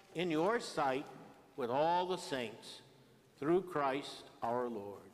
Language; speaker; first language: English; native; English